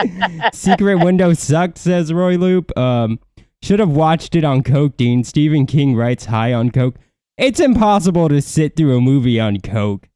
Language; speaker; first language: English; native; English